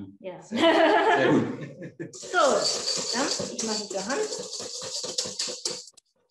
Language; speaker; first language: German; non-native, learner; Japanese